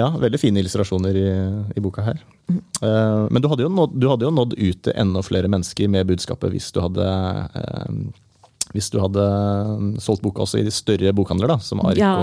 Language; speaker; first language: Norwegian; native; Norwegian